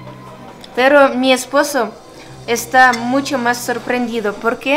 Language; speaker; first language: Spanish; non-native, fluent; Ukrainian